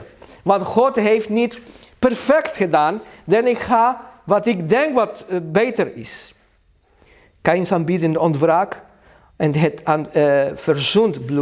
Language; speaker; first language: Dutch; non-native, learner; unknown